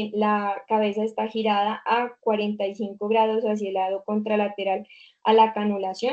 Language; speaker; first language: Spanish; native; Spanish